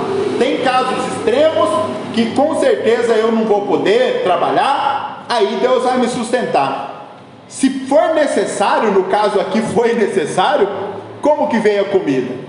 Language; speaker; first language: Portuguese; native; Portuguese